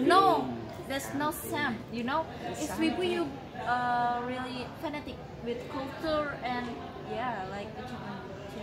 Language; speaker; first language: English; non-native, learner; Indonesian